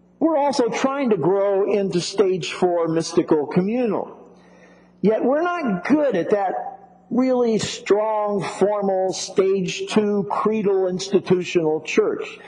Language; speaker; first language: English; native; English